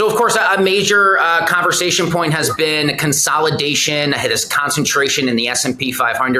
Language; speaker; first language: English; native; English